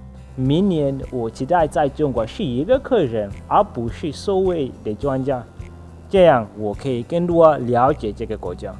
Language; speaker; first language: Chinese; non-native, fluent; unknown